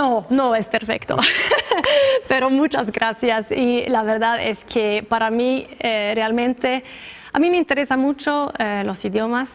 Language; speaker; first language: Spanish; non-native, fluent; Norwegian